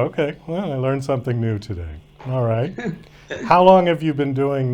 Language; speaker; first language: English; native; English